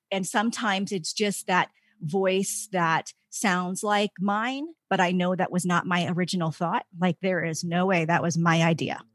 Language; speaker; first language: English; native; English